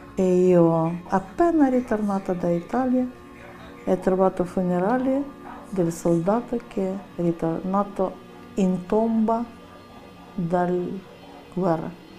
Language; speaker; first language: Italian; non-native, learner; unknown